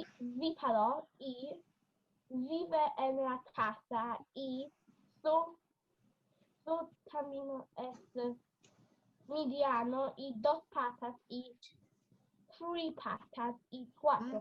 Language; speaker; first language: Spanish; non-native, learner; English